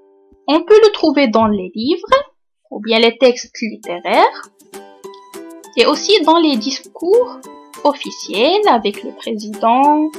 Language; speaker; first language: French; non-native, local second language; Arabic